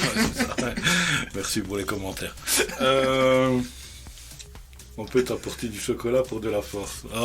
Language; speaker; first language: French; native; French